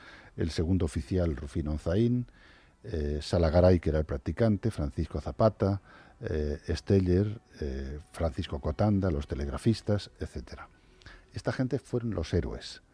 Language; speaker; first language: Spanish; native; Spanish